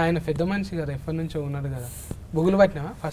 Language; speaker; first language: Telugu; native; Telugu